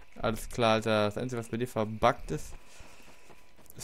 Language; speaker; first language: German; native; German